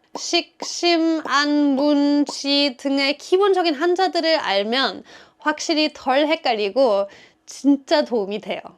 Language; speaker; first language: Korean; non-native, fluent; German